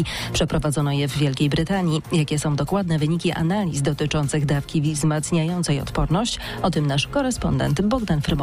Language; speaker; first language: Polish; native; Polish